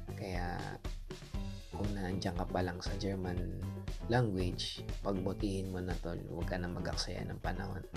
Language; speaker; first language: Filipino; native; Filipino